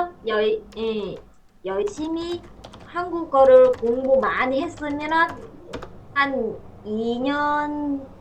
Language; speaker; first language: Korean; non-native, fluent; Vietnamese